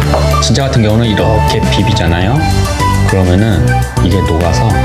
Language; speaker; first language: Korean; native; Korean